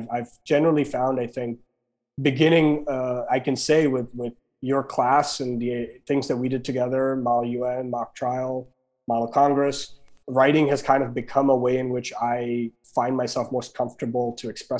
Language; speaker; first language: English; non-native, local second language; Gujarati